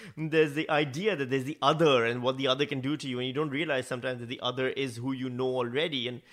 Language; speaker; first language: English; non-native, local second language; Urdu